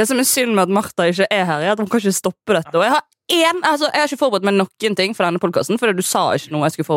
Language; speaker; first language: Norwegian; native; Norwegian